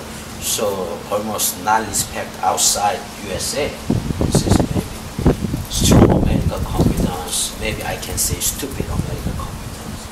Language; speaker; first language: English; non-native, learner; Korean